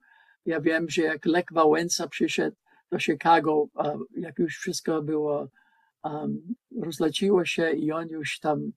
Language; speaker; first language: Polish; non-native, learner; English